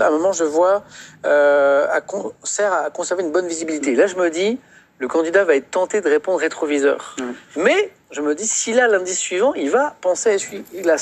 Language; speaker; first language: French; native; French